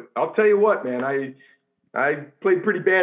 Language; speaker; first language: English; native; English